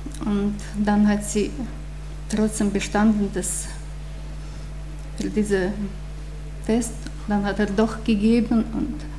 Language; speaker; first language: German; non-native, fluent; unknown